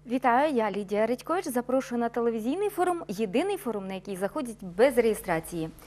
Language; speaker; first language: Ukrainian; non-native, local second language; Russian